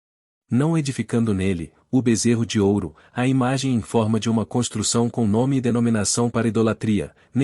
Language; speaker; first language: Portuguese; native; Portuguese